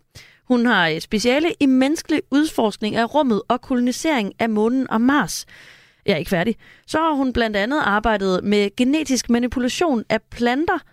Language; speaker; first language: Danish; native; Danish